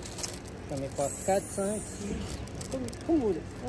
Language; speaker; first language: French; native; French